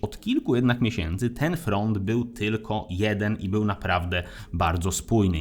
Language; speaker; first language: Polish; native; Polish